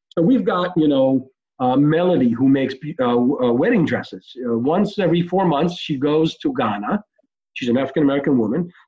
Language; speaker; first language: English; early bilingual, other home language; Hebrew